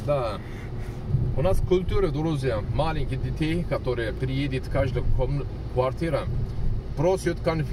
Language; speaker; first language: Russian; non-native, learner; Turkish